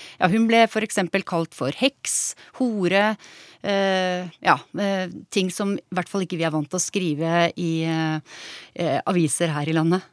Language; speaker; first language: Norwegian; native; Norwegian